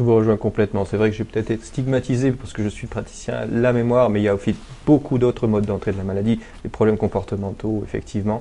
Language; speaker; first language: French; native; French